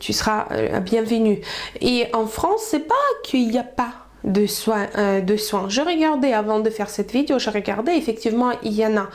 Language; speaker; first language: French; non-native, fluent; Russian